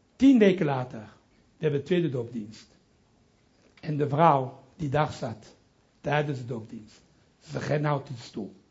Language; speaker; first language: Dutch; non-native, local second language; French